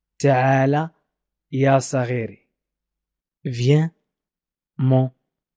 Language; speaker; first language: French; non-native, fluent; Arabic